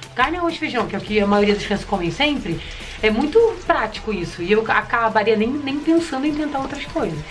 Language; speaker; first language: Portuguese; native; Portuguese